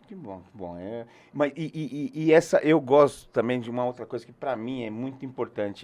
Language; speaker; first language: Portuguese; native; Portuguese